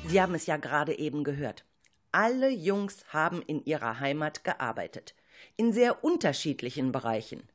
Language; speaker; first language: German; native; German